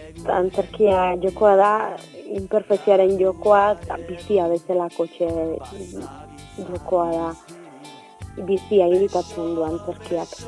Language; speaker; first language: Basque; native; Basque